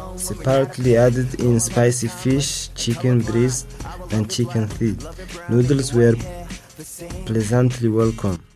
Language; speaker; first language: English; non-native, fluent; Arabic